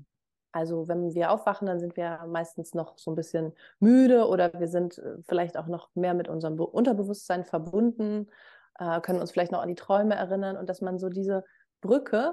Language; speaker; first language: German; native; German